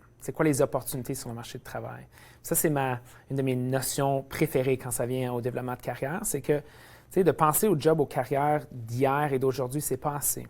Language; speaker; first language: French; native; French